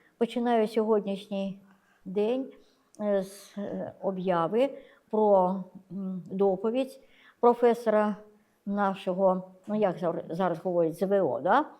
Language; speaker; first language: Ukrainian; native; Ukrainian